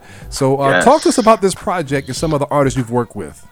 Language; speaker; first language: English; native; English